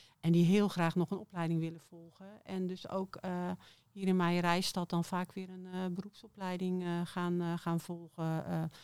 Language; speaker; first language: Dutch; native; Dutch